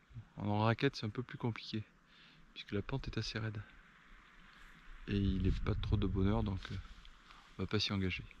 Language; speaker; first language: French; native; French